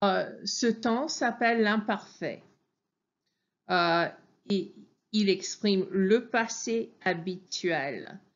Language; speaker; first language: French; non-native, fluent; English